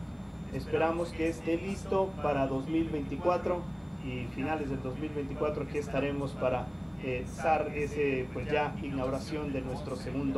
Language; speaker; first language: Spanish; native; Spanish